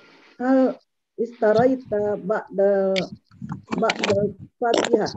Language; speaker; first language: Arabic; non-native, learner; Indonesian